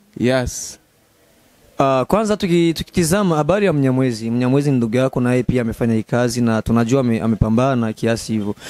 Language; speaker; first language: Swahili; non-native, local second language; Rundi